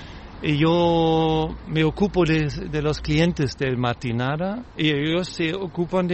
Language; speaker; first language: Spanish; non-native, fluent; German